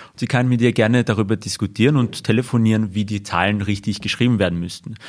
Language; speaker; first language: German; early bilingual, other home language; Armenian